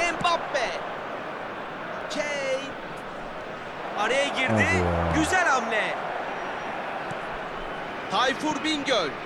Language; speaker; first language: Turkish; native; Turkish